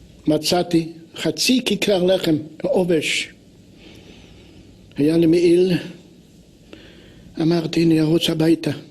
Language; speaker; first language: Hebrew; non-native, fluent; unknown